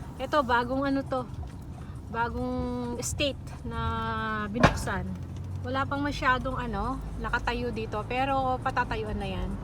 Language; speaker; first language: Filipino; native; Filipino